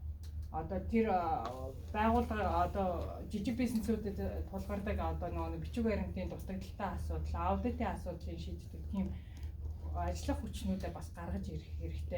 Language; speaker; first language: Mongolian; native; Mongolian